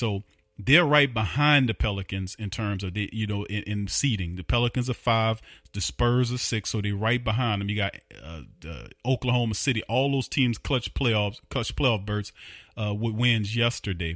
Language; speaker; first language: English; native; English